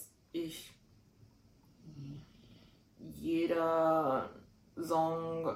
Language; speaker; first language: German; non-native, fluent; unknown